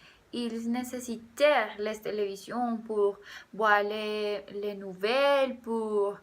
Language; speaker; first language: French; non-native, learner; Spanish